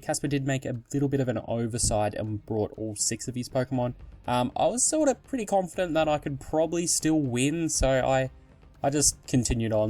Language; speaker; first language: English; native; English